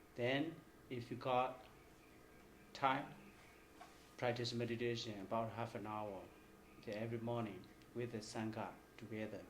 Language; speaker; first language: English; non-native, fluent; Burmese